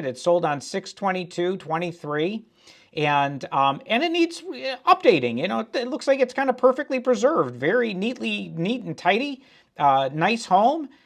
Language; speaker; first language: English; native; English